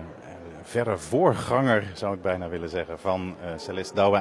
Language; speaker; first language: Dutch; native; Dutch